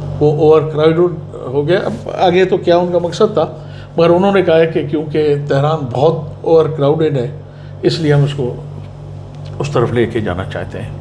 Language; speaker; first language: Urdu; non-native, local second language; Baluchi